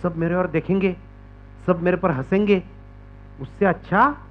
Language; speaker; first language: Hindi; non-native, local second language; Marathi